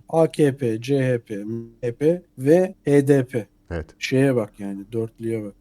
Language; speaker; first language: Turkish; native; Turkish